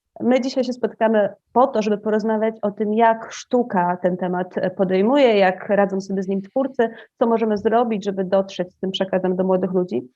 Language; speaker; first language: Polish; native; Polish